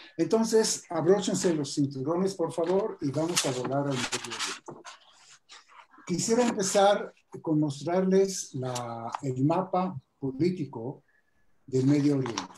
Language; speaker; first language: Spanish; non-native, fluent; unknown